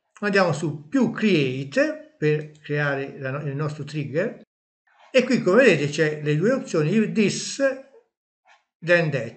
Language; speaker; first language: Italian; native; Italian